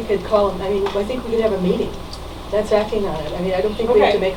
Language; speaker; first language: English; native; English